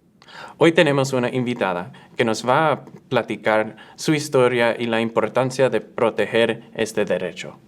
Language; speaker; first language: Spanish; early bilingual, other home language; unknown